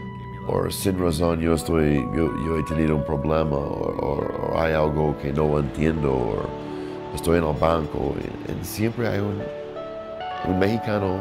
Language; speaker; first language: Spanish; non-native, learner; English